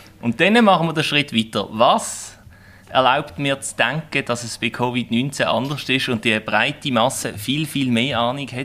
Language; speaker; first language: German; native; German